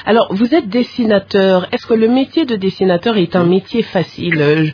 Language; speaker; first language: French; non-native, local second language; Lingala